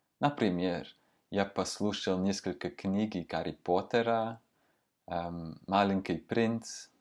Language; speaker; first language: Russian; non-native, fluent; Swiss German